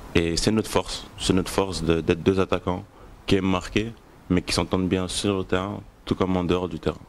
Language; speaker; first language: French; native; French